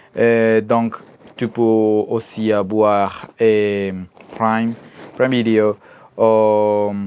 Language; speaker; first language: French; non-native, learner; Spanish